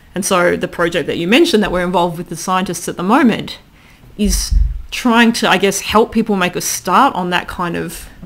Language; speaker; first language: English; native; English